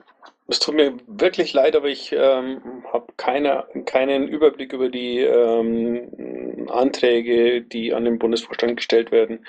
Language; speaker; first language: German; native; German